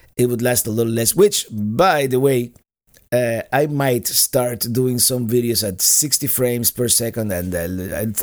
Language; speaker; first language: English; non-native, fluent; Spanish